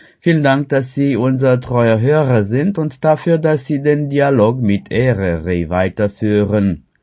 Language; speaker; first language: German; non-native, fluent; Romanian